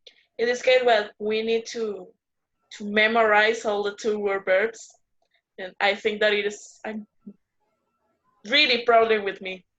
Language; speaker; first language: English; non-native, learner; Spanish